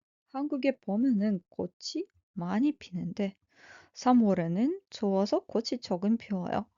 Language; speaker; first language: Korean; non-native, fluent; Russian